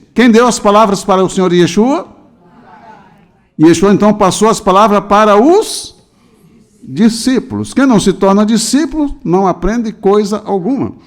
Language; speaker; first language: Portuguese; native; Portuguese